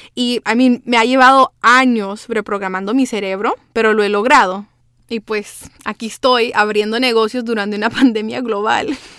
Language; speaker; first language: Spanish; early bilingual, heritage; Spanish